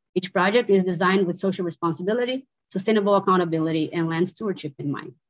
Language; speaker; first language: English; non-native, fluent; Portuguese